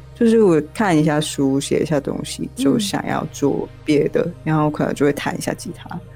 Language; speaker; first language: Chinese; non-native, local second language; Cantonese